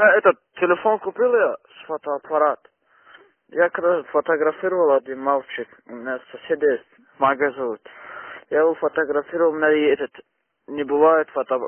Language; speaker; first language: Russian; non-native, local second language; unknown